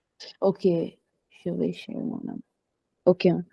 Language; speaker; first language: French; non-native, learner; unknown